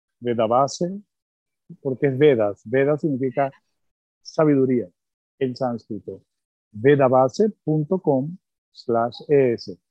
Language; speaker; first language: Spanish; early bilingual, other home language; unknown